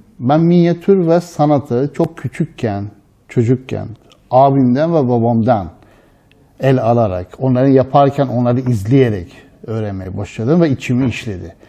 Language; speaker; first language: Turkish; non-native, fluent; Persian